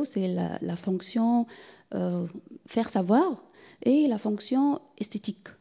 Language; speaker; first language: French; non-native, fluent; Arabic